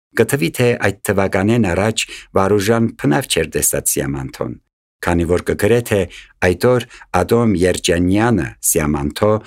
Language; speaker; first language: Armenian; native; Armenian